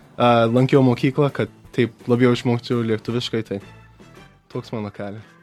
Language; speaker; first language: Lithuanian; early bilingual, heritage; Lithuanian